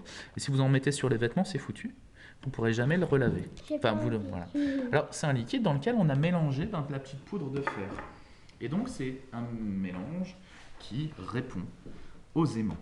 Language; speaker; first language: French; native; French